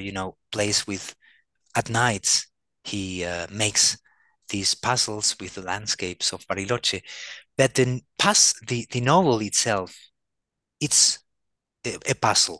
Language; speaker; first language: English; non-native, fluent; Spanish